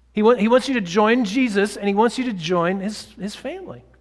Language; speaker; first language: English; native; English